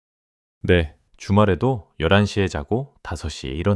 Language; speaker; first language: Korean; non-native, fluent; English